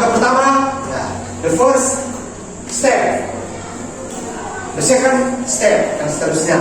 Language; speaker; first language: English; non-native, learner; Indonesian